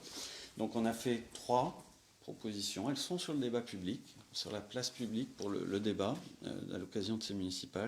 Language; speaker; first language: French; native; French